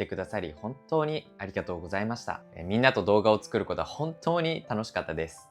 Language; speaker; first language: Japanese; native; Japanese